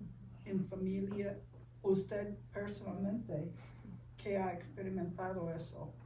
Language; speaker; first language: Spanish; early bilingual, heritage; Spanish